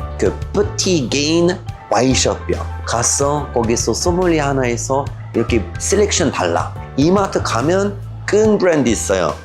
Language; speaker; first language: Korean; non-native, learner; French